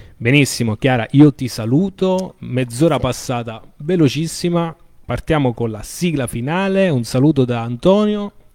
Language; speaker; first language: Italian; native; Italian